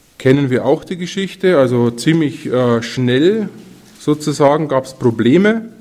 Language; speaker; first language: German; native; German